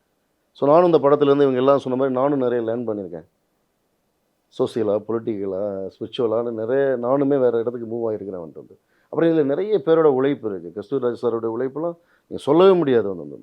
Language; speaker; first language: Tamil; native; Tamil